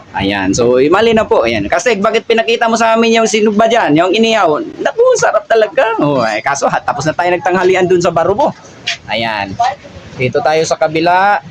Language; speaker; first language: Filipino; non-native, local second language; Cebuano